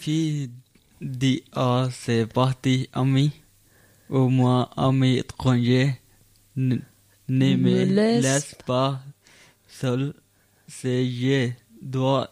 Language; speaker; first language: French; non-native, learner; Punjabi